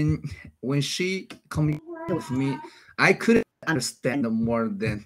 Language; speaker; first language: English; non-native, learner; Chinese